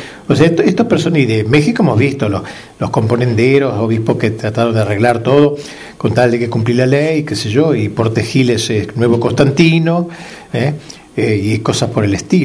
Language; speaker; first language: Spanish; native; Spanish